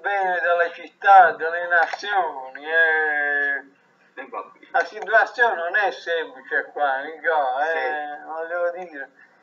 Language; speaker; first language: Italian; native; Italian